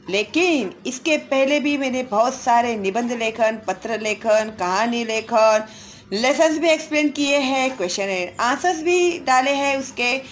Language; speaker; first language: Hindi; non-native, local second language; Marathi